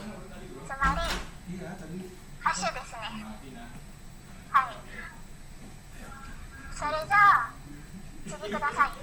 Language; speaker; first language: Japanese; non-native, learner; Indonesian